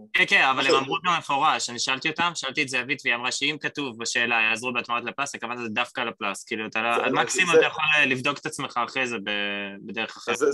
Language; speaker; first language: Hebrew; native; Hebrew